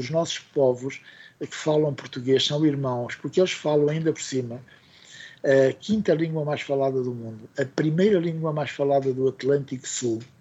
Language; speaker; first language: Portuguese; native; Portuguese